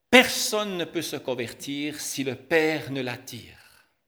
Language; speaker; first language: French; native; French